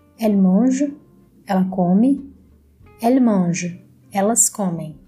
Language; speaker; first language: French; non-native, fluent; Portuguese